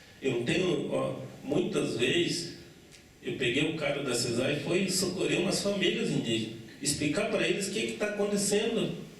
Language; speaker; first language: Portuguese; non-native, local second language; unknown